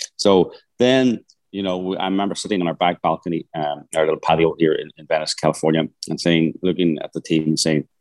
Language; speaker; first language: English; native; English